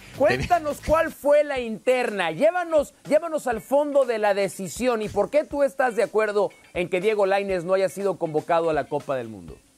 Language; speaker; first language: Spanish; native; Spanish